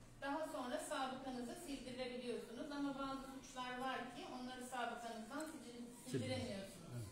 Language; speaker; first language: Turkish; native; Turkish